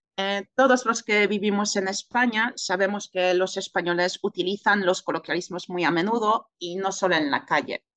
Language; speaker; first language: Spanish; non-native, fluent; Polish